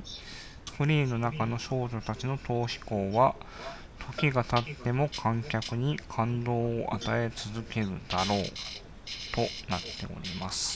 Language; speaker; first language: Japanese; native; Japanese